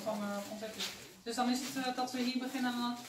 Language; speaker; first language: Dutch; native; Dutch